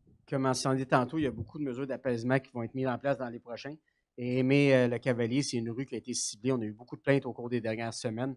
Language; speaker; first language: French; native; French